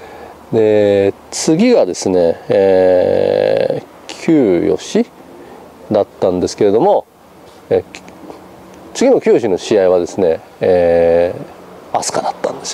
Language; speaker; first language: Japanese; native; Japanese